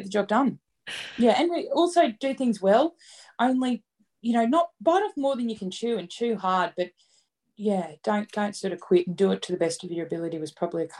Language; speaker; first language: English; native; English